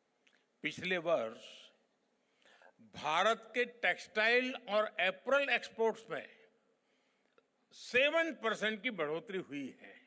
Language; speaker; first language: Hindi; non-native, local second language; Gujarati